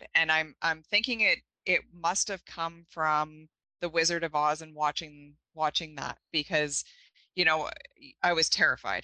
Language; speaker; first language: English; native; English